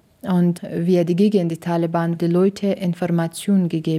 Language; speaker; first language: German; non-native, learner; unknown